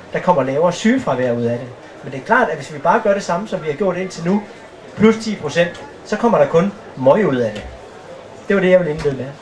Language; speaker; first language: Danish; native; Danish